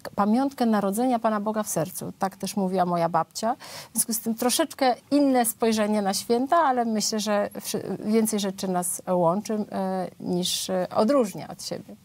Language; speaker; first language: Polish; native; Polish